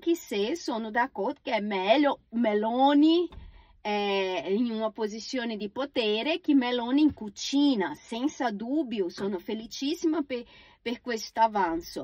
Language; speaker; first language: Italian; non-native, fluent; Portuguese